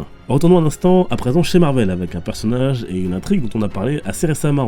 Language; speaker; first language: French; native; French